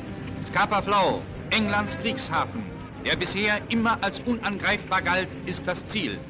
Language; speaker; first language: German; native; German